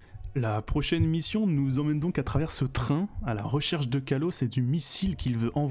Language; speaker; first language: French; native; French